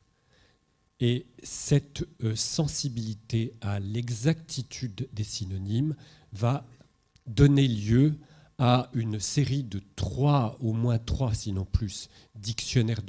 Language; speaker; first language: French; native; French